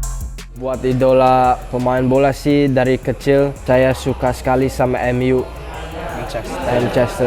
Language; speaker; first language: Indonesian; early bilingual, heritage; English